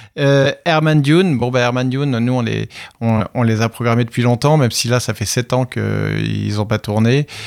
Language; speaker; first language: French; native; French